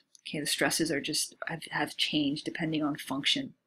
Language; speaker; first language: English; native; English